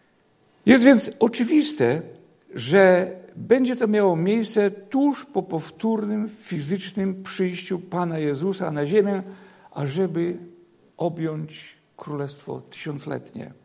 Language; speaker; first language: Polish; native; Polish